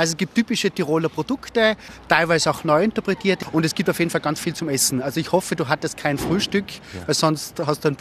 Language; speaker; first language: German; native; German